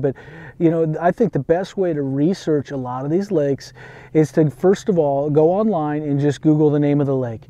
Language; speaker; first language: English; native; English